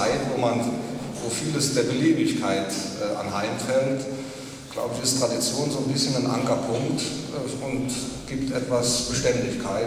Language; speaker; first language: German; native; German